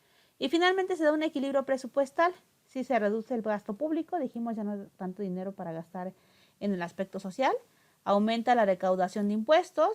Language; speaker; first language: Spanish; native; Spanish